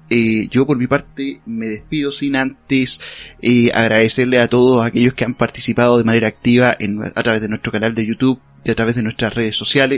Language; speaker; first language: Spanish; native; Spanish